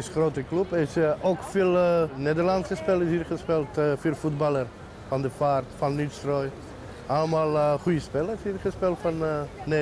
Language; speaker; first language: Dutch; non-native, local second language; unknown